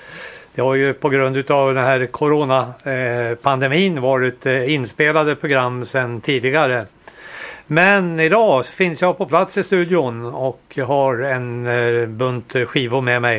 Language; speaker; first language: Swedish; native; Swedish